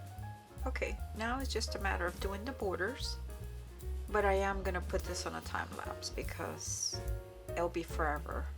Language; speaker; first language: English; native; English